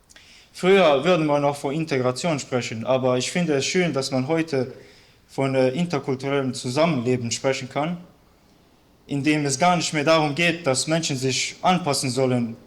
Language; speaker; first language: German; early bilingual, other home language; Bosnian